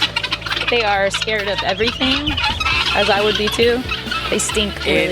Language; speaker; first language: English; native; English